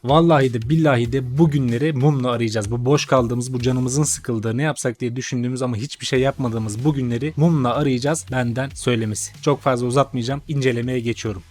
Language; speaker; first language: Turkish; native; Turkish